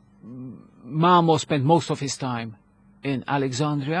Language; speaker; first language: English; non-native, local second language; Maltese